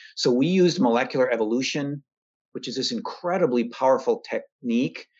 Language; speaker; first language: English; native; English